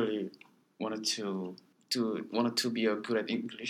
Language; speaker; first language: English; non-native, learner; Korean